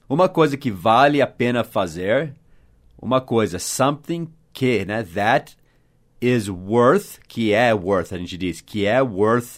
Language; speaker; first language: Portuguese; non-native, fluent; English